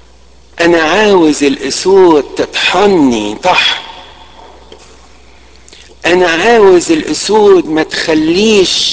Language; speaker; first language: Arabic; native; Arabic